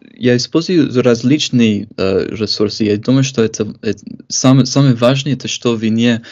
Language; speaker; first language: Russian; non-native, fluent; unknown